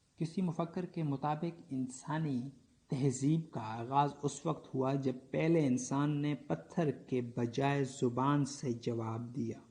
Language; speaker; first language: Urdu; non-native, local second language; Pashto